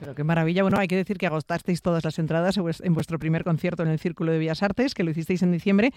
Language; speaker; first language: Spanish; native; Spanish